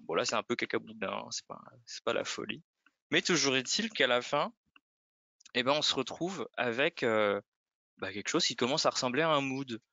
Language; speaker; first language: French; native; French